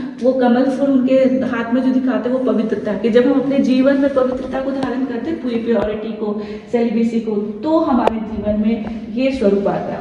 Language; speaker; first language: Hindi; native; Hindi